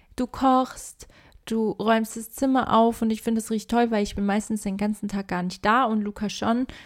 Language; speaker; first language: German; early bilingual, other home language; Portuguese